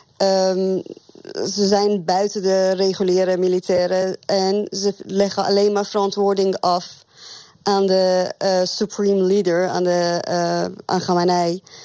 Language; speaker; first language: Dutch; non-native, fluent; Persian